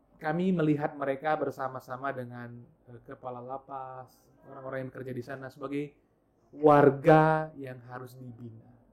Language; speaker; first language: Indonesian; non-native, local second language; Balinese